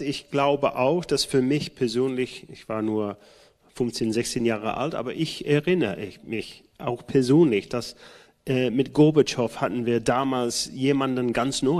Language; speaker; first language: German; non-native, fluent; English